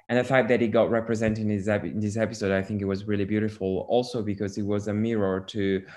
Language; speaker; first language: English; non-native, fluent; Italian